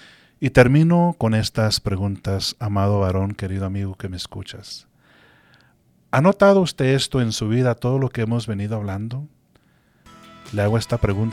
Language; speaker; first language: Spanish; native; Spanish